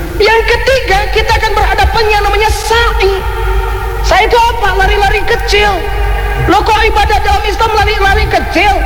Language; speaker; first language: Indonesian; non-native, local second language; Sundanese